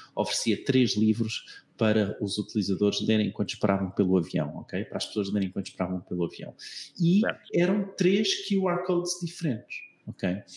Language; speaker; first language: Portuguese; native; Portuguese